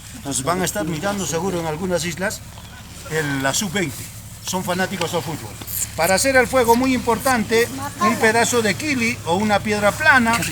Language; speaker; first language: Spanish; native; Spanish